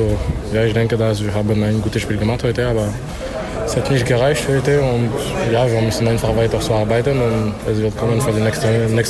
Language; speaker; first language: German; non-native, fluent; French